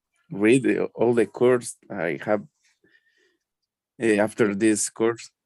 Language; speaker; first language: English; non-native, learner; Spanish